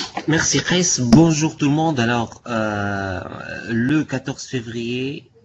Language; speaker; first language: French; non-native, local second language; Arabic